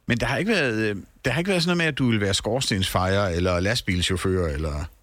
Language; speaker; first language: Danish; native; Danish